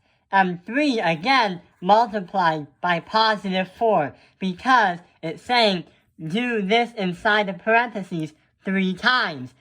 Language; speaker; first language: English; native; English